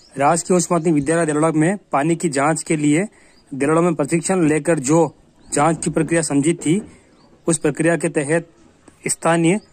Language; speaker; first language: Hindi; native; Hindi